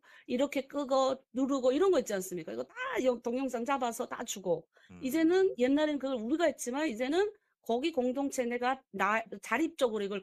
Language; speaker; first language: Korean; native; Korean